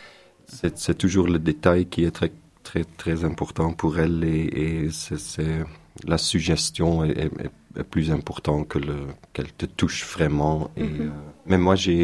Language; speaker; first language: French; non-native, local second language; Dutch